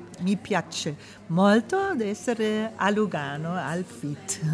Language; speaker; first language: Italian; non-native, learner; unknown